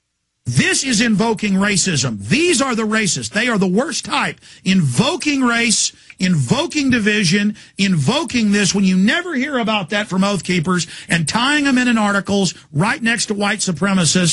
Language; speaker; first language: English; native; English